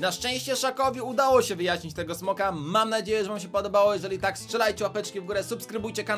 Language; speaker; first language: Polish; native; Polish